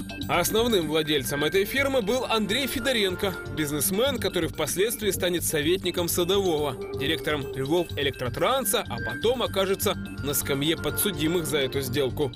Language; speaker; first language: Russian; non-native, local second language; Ukrainian